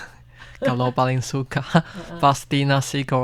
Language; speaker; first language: Indonesian; non-native, learner; Chinese